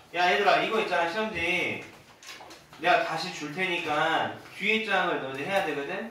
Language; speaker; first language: Korean; native; Korean